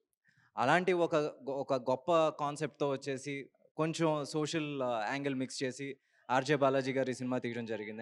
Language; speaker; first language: Telugu; native; Telugu